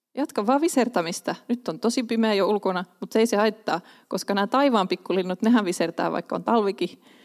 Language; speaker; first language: Finnish; non-native, local second language; Swedish